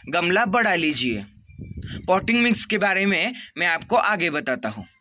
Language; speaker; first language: Hindi; non-native, local second language; Marathi